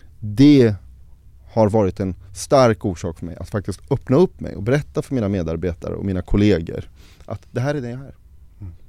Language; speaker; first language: Swedish; early bilingual, other home language; Arabic